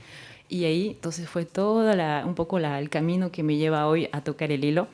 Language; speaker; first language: Spanish; native; Spanish